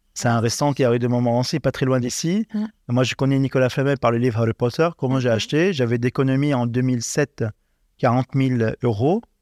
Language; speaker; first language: French; non-native, learner; Arabic